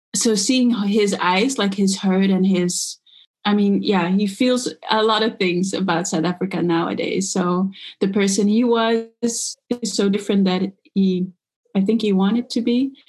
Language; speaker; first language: English; early bilingual, other home language; Dutch